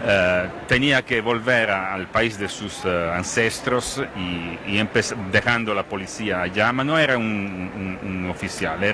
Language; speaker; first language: Spanish; non-native, fluent; Italian